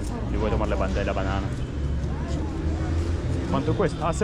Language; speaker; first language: Spanish; non-native, fluent; German